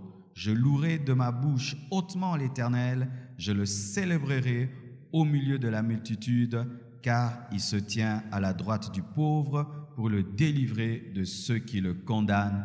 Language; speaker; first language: French; non-native, local second language; Lingala